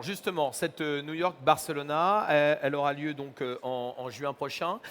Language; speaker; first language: French; native; French